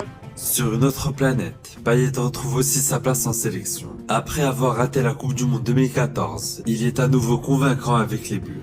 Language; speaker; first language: French; native; French